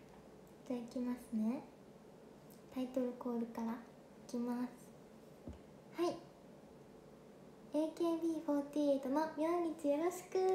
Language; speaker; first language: Japanese; native; Japanese